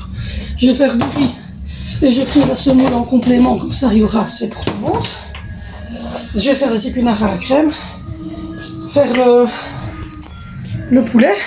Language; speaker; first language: French; native; French